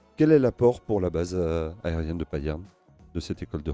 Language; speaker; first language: French; native; French